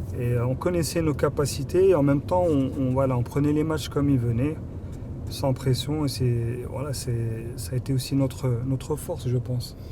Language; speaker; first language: French; early bilingual, other home language; Arabic